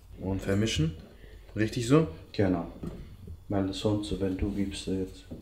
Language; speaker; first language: German; native; German